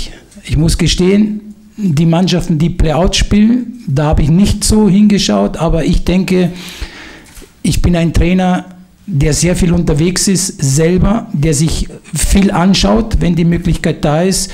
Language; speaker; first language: German; non-native, fluent; Italian